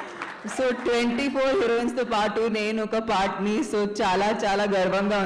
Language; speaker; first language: Telugu; non-native, fluent; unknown